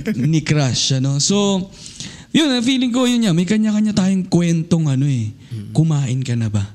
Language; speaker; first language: Filipino; native; Filipino